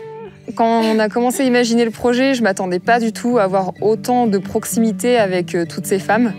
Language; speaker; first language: French; native; French